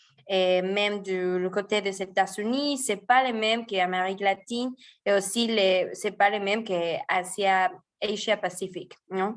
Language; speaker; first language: French; non-native, fluent; Spanish